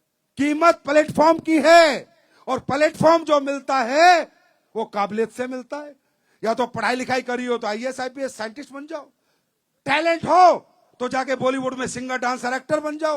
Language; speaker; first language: Hindi; native; Hindi